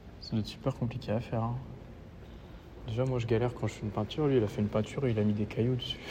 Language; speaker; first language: French; native; French